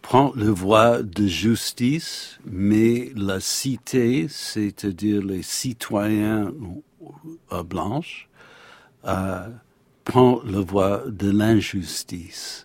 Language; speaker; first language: French; non-native, learner; English